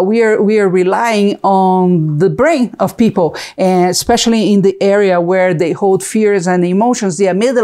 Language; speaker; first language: English; non-native, fluent; Portuguese